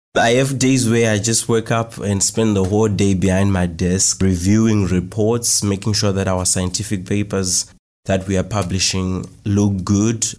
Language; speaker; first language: English; non-native, local second language; Shona